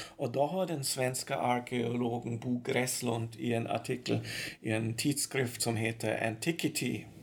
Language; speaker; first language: Swedish; non-native, fluent; German